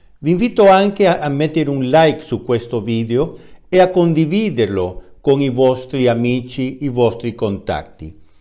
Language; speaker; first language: Italian; non-native, fluent; Spanish